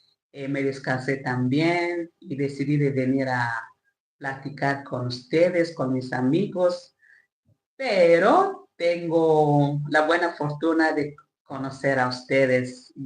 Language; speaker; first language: Spanish; non-native, learner; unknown